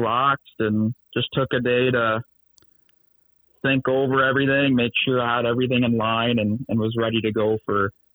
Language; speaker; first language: English; native; English